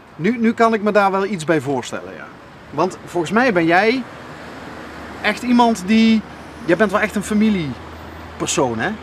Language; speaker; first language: Dutch; native; Dutch